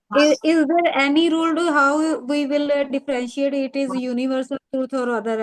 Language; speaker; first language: English; non-native, learner; Hindi